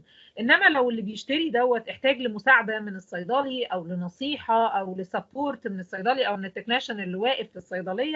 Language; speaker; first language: Arabic; native; Arabic